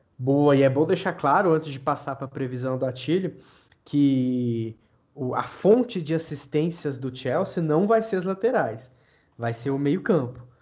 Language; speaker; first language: Portuguese; native; Portuguese